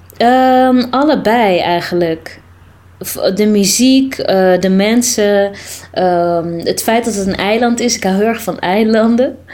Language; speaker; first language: Dutch; early bilingual, other home language; Tigrinya